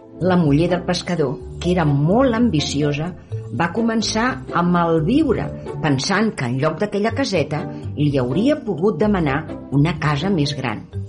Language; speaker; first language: Catalan; native; Catalan